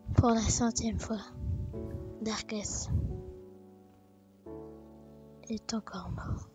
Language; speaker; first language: French; native; French